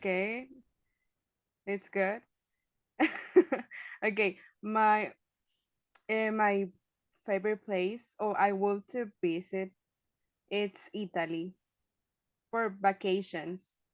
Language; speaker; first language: English; non-native, learner; Spanish